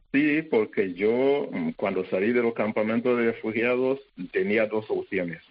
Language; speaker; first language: Spanish; non-native, fluent; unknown